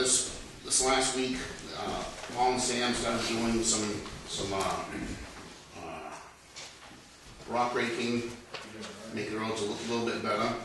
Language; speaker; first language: English; native; English